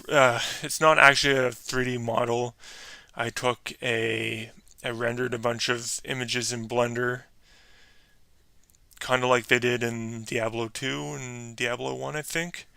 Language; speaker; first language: English; native; English